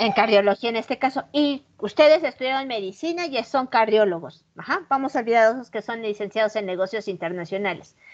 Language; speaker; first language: Spanish; native; Spanish